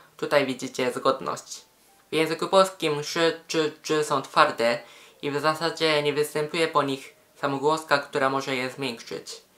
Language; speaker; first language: Polish; non-native, fluent; Japanese